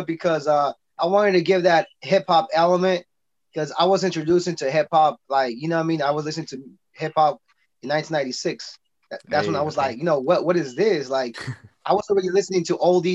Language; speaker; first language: English; native; English